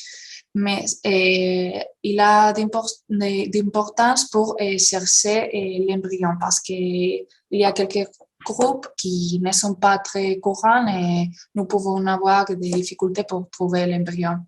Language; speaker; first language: French; non-native, fluent; Spanish